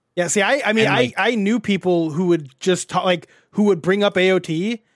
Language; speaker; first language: English; native; English